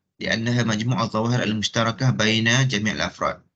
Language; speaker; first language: Arabic; non-native, fluent; Malay